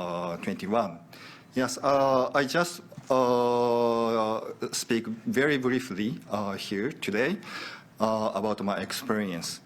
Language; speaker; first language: English; non-native, learner; Japanese